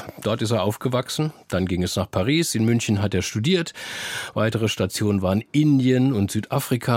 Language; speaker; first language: German; native; German